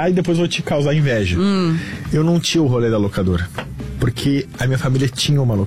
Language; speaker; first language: Portuguese; native; Portuguese